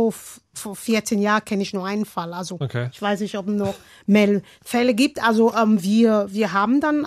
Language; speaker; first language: German; non-native, learner; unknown